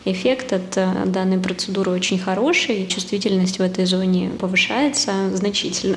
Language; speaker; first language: Russian; native; Russian